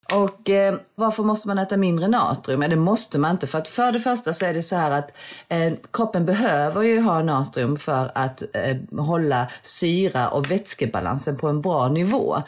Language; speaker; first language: Swedish; early bilingual, other home language; Korean